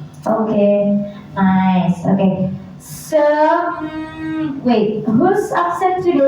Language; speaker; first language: English; non-native, learner; Indonesian